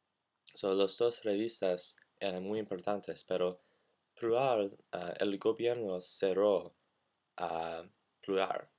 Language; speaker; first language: Spanish; non-native, learner; English